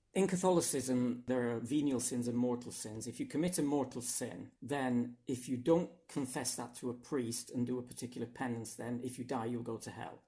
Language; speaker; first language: English; native; English